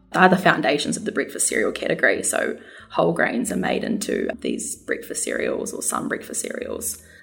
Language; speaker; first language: English; native; English